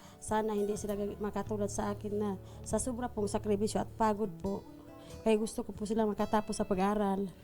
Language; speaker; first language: Filipino; non-native, local second language; Cebuano